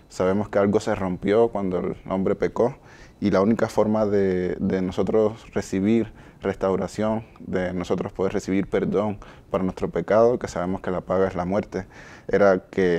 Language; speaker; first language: Spanish; native; Spanish